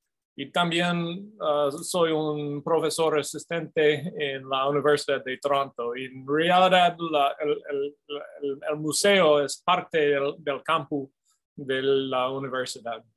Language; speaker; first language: Spanish; non-native, fluent; English